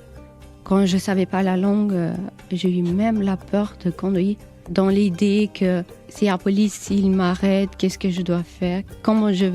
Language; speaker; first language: French; non-native, learner; Albanian